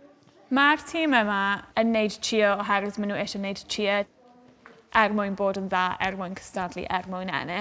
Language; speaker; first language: Welsh; native; Welsh